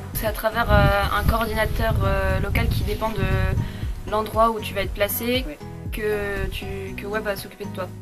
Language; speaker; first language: French; native; French